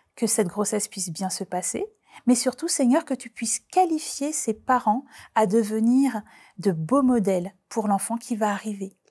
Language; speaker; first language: French; native; French